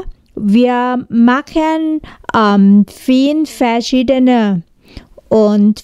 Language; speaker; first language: German; non-native, learner; Thai